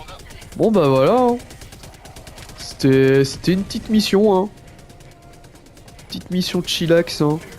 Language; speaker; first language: French; native; French